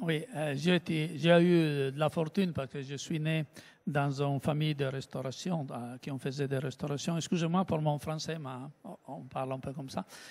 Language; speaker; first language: French; non-native, learner; Italian